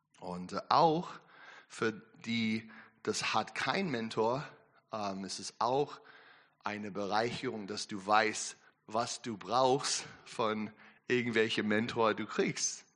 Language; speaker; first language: German; non-native, learner; English